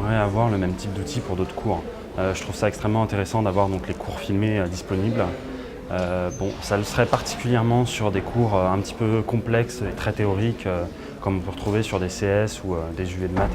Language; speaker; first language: French; native; French